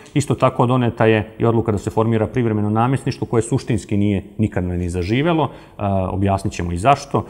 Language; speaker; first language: Serbian; native; Serbian